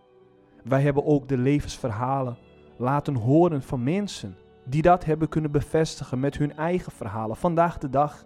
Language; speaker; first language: Dutch; non-native, fluent; Portuguese